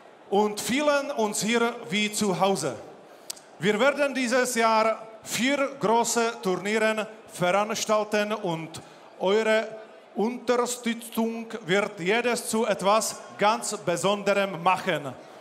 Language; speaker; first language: German; non-native, learner; Czech